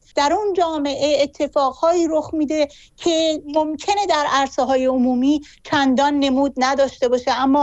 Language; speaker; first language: Persian; native; Persian